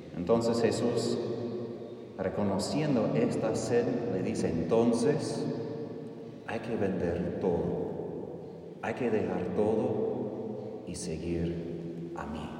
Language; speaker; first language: Spanish; non-native, fluent; English